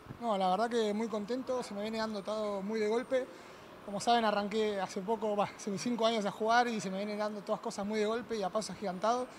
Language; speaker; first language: Spanish; native; Spanish